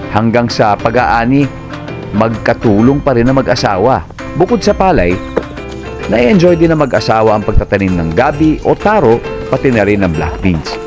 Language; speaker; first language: Filipino; native; Filipino